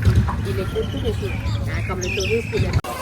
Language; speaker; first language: French; non-native, learner; Thai